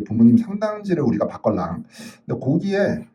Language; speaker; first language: Korean; native; Korean